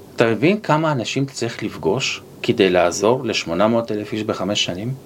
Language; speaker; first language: Hebrew; native; Hebrew